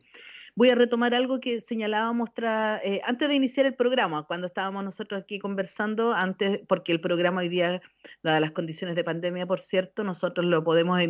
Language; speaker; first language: Spanish; native; Spanish